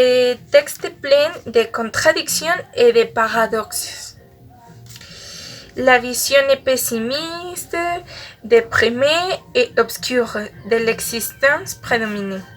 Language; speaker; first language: French; non-native, learner; Spanish